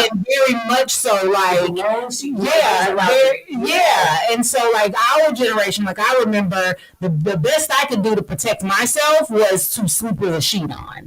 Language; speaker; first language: English; native; English